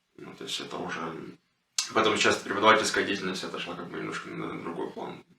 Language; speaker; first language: Russian; non-native, local second language; Ukrainian